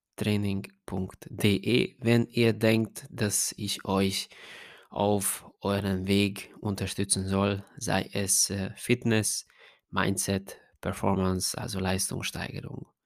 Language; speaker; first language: German; non-native, fluent; Hungarian